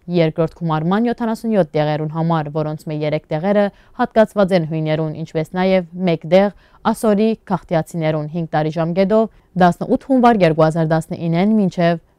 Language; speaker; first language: Armenian; early bilingual, heritage; Armenian